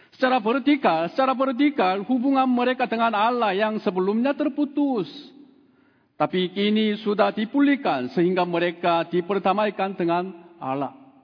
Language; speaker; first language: Indonesian; non-native, fluent; Korean